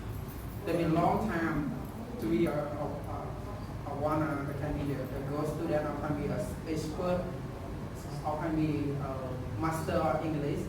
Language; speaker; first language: English; non-native, learner; Khmer